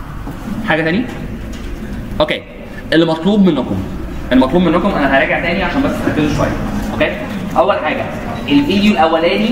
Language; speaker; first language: Arabic; native; Arabic